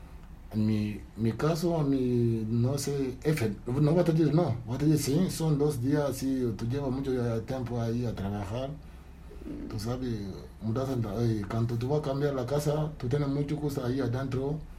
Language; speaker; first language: Spanish; non-native, learner; Wolof